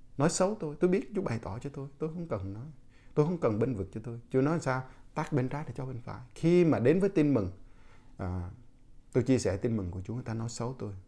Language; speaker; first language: Vietnamese; non-native, local second language; Jarai